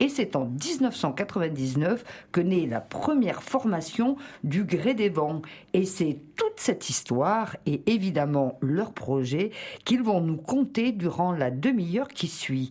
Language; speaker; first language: French; native; French